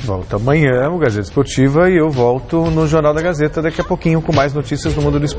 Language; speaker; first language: Portuguese; native; Portuguese